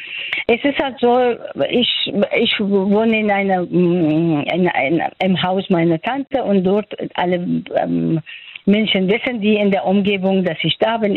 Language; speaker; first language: German; non-native, fluent; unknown